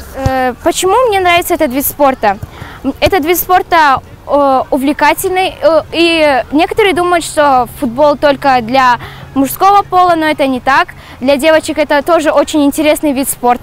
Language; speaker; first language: Russian; non-native, local second language; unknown